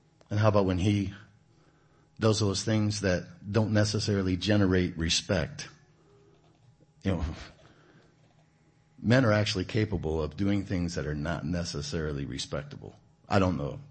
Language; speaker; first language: English; native; English